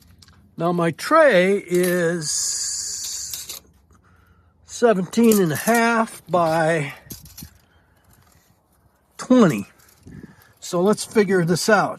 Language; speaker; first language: English; native; English